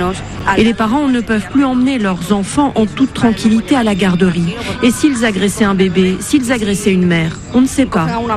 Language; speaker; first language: French; native; French